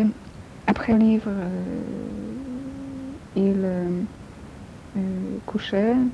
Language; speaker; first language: French; non-native, learner; Polish